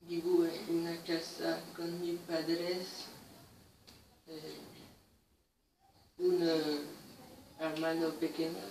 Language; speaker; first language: Spanish; non-native, learner; French